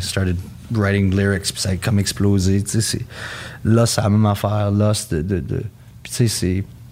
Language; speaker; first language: French; early bilingual, heritage; French